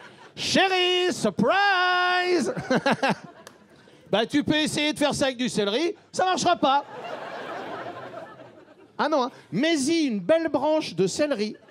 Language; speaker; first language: French; native; French